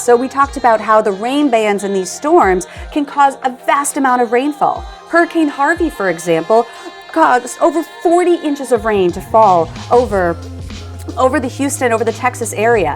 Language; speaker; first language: English; native; English